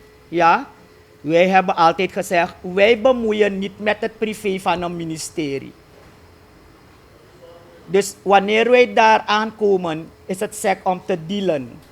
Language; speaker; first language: Dutch; native; Dutch